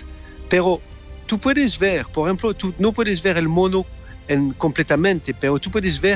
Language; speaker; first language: Spanish; non-native, fluent; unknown